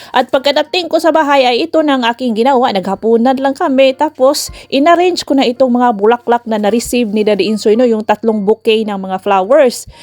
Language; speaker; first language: Filipino; non-native, local second language; Cebuano